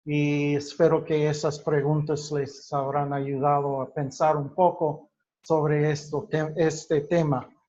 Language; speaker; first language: Spanish; non-native, fluent; English